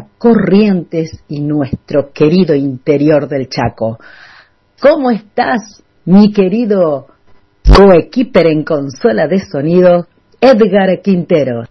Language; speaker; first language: Spanish; native; Spanish